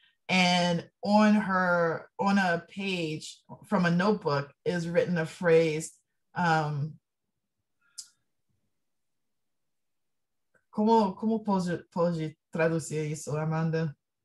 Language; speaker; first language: Portuguese; non-native, learner; English